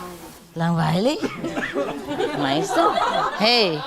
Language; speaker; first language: German; non-native, learner; Vietnamese